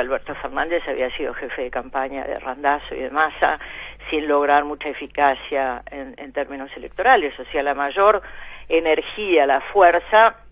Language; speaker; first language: Spanish; native; Spanish